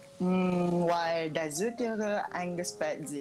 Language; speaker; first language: German; non-native, learner; Malay